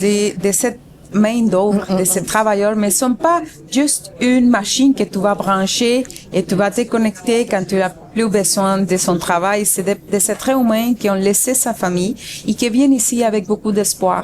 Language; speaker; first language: French; non-native, fluent; Spanish